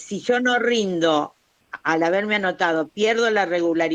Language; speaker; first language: Spanish; native; Spanish